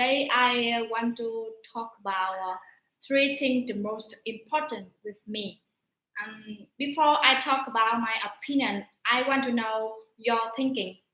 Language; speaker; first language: English; non-native, learner; Vietnamese